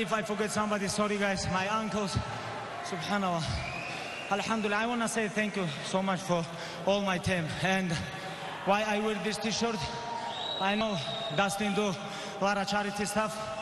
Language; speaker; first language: English; non-native, learner; Avaric